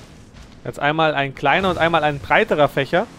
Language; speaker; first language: German; native; German